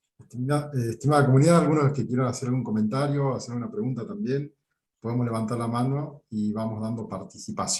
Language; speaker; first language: Spanish; native; Spanish